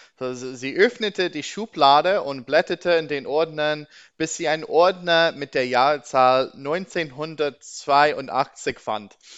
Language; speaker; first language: German; non-native, learner; English